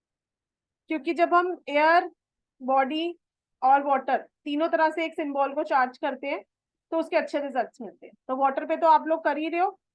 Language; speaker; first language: Hindi; native; Hindi